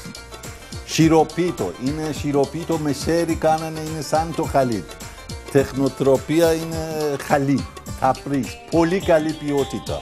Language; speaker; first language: Greek; non-native, fluent; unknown